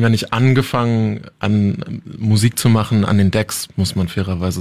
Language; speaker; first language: German; native; German